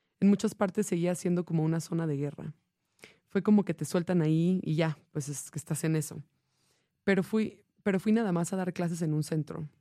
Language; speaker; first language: Spanish; non-native, fluent; English